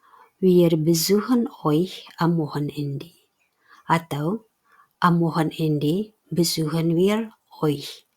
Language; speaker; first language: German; non-native, fluent; Indonesian